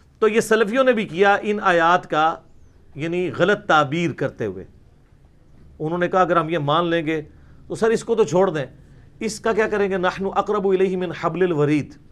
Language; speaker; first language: Urdu; non-native, local second language; Punjabi